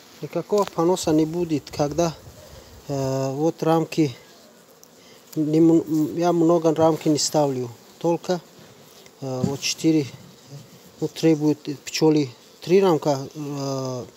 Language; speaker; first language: Russian; non-native, learner; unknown